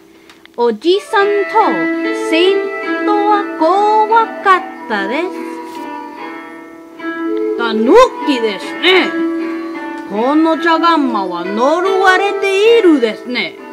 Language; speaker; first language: Japanese; non-native, learner; English